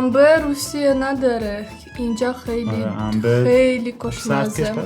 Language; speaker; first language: Persian; non-native, learner; Russian